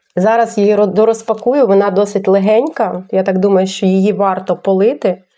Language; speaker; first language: Ukrainian; non-native, local second language; Russian